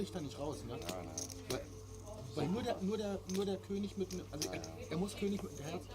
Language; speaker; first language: German; native; German